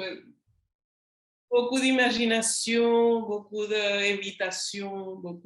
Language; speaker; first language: French; non-native, learner; Spanish